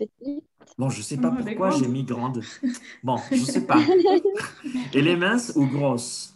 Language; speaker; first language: French; non-native, fluent; Spanish